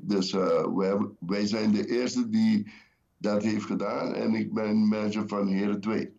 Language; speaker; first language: Dutch; non-native, local second language; Papiamento